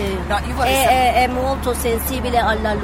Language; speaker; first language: Italian; non-native, fluent; Turkish